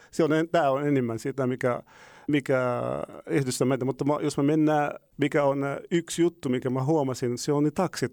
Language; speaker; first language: Finnish; non-native, fluent; Arabic